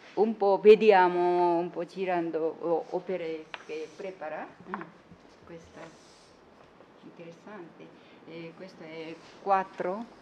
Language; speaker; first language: Italian; non-native, learner; Korean